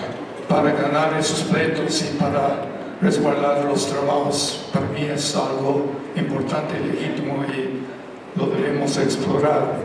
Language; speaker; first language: Spanish; non-native, fluent; English